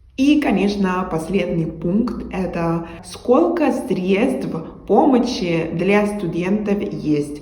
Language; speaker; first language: Russian; non-native, learner; Spanish